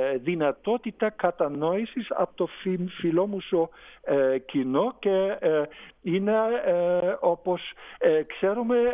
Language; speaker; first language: Greek; non-native, fluent; German